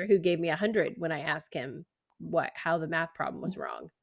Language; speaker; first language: English; native; English